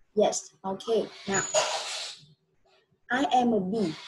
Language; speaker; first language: English; non-native, fluent; Vietnamese